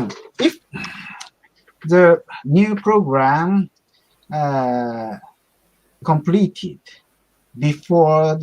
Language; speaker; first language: English; non-native, learner; Japanese